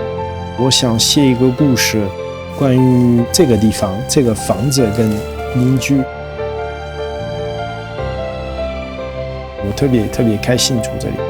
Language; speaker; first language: Chinese; non-native, fluent; French